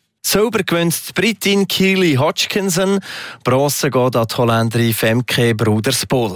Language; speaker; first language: German; native; German